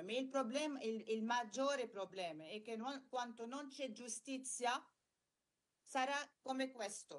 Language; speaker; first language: Italian; non-native, learner; Arabic